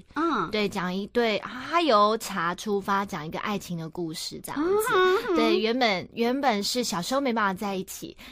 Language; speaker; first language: Chinese; native; Chinese